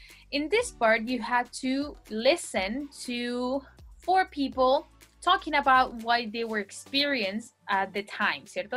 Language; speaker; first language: English; non-native, fluent; Spanish